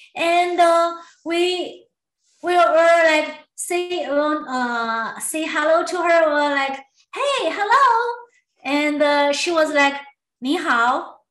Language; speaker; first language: English; non-native, learner; Chinese